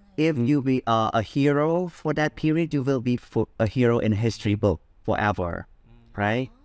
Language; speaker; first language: English; non-native, learner; Khmer